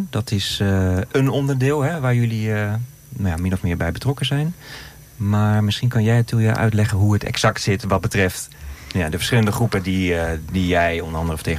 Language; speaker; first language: Dutch; native; Dutch